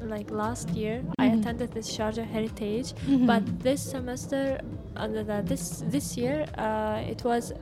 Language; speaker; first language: English; non-native, learner; Russian